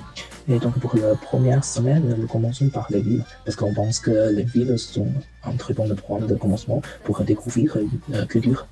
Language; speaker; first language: French; non-native, fluent; Chinese